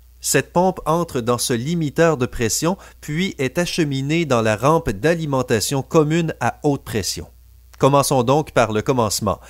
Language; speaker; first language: French; native; French